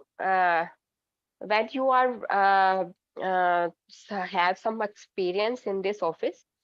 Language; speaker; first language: English; non-native, learner; Hindi